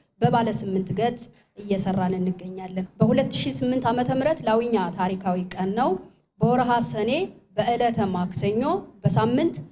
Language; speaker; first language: Amharic; non-native, local second language; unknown